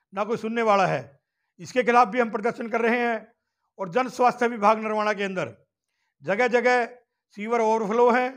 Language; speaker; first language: Hindi; native; Hindi